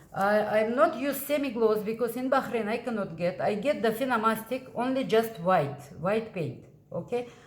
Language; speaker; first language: English; non-native, learner; Russian